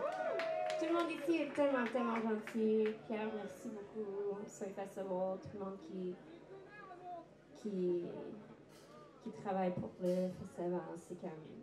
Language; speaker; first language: French; non-native, learner; English